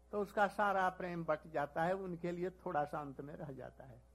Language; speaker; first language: Hindi; native; Hindi